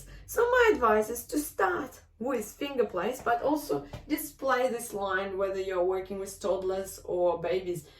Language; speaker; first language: English; non-native, fluent; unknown